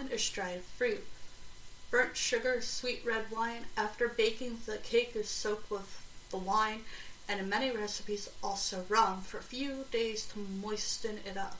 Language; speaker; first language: English; native; English